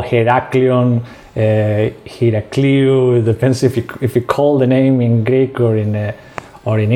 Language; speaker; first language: English; non-native, fluent; Spanish